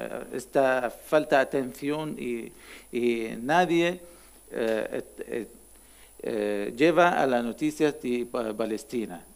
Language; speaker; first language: Spanish; non-native, learner; Arabic